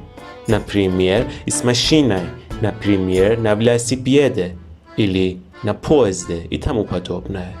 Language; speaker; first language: Russian; non-native, fluent; Persian